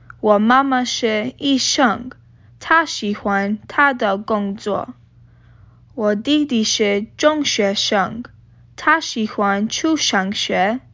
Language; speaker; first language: Chinese; non-native, learner; Polish